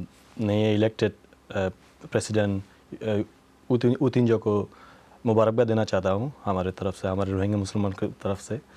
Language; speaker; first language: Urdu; non-native, fluent; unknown